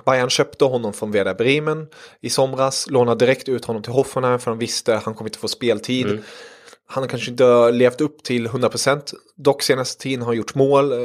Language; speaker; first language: Swedish; early bilingual, other home language; German